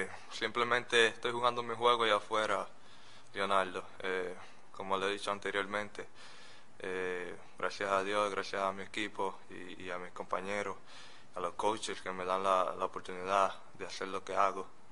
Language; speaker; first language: Spanish; native; Spanish